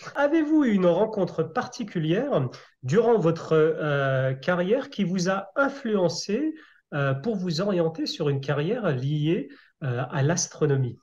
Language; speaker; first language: French; native; French